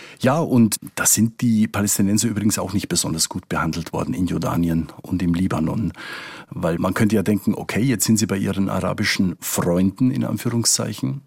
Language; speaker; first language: German; native; German